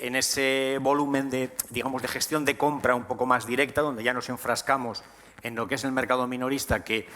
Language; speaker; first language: Spanish; native; Spanish